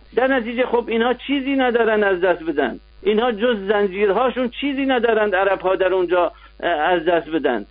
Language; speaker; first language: Persian; non-native, local second language; Arabic